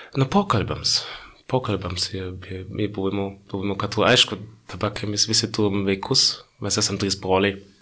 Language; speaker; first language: Lithuanian; non-native, fluent; German